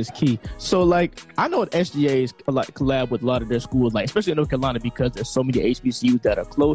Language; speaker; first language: English; native; English